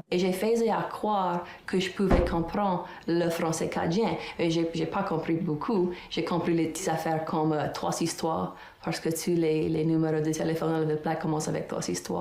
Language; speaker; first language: French; non-native, fluent; English